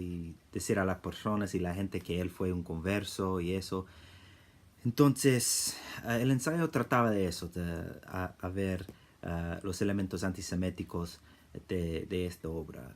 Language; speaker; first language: Spanish; non-native, fluent; English